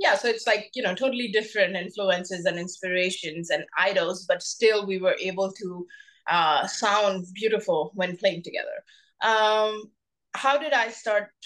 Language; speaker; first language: English; non-native, local second language; Bangla